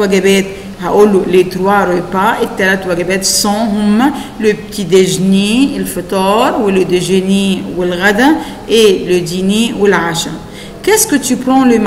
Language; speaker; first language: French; non-native, fluent; Arabic